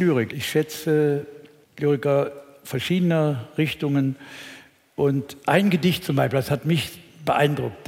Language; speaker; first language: German; native; German